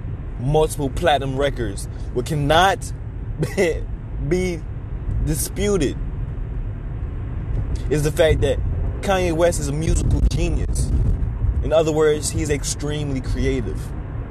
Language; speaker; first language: English; native; English